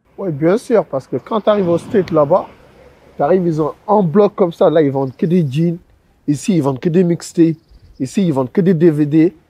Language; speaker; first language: French; non-native, local second language; Wolof